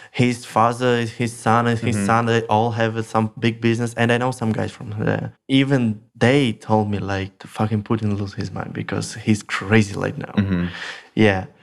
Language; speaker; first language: English; non-native, learner; Russian